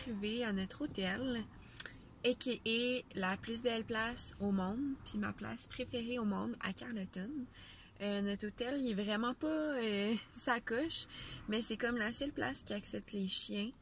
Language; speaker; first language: French; native; French